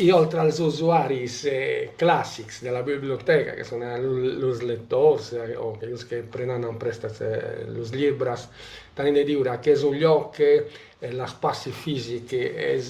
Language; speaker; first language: Catalan; non-native, local second language; Italian